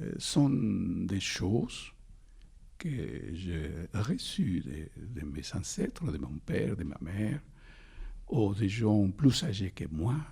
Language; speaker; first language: French; non-native, fluent; Spanish